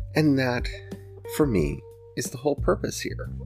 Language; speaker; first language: English; native; English